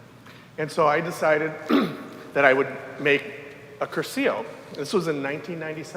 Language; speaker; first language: English; native; English